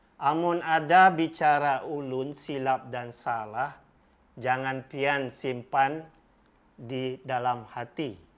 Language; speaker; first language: Malay; native; Malay